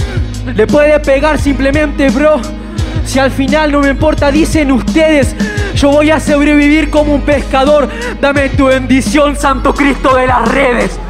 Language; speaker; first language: Spanish; native; Spanish